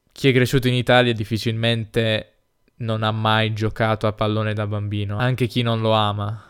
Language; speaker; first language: Italian; native; Italian